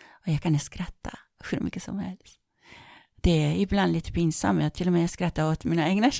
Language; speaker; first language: Swedish; non-native, fluent; Persian